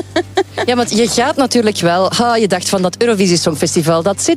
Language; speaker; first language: Dutch; native; Dutch